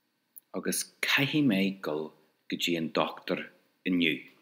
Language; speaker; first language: Irish; non-native, local second language; English